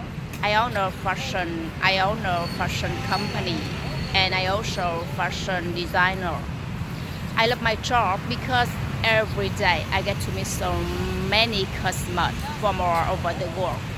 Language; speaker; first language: English; non-native, learner; Vietnamese